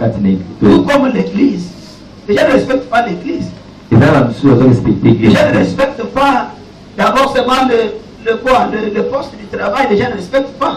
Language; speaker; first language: French; non-native, local second language; Lingala